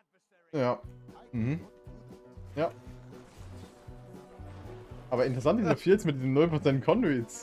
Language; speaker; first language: German; native; German